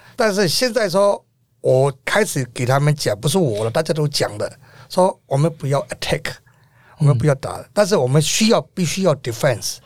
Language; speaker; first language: Chinese; non-native, fluent; Burmese